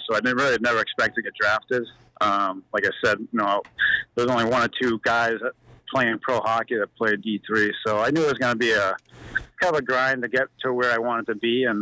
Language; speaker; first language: English; native; English